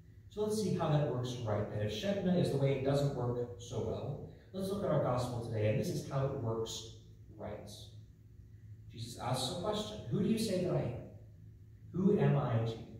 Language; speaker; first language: English; native; English